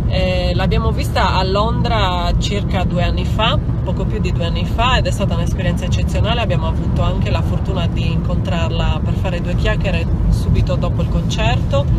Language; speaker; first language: Italian; native; Italian